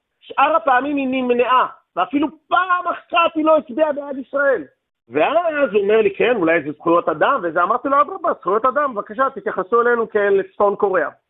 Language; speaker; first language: Hebrew; native; Hebrew